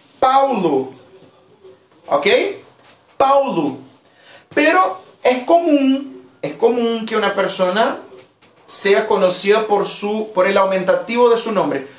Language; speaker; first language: Spanish; non-native, fluent; Portuguese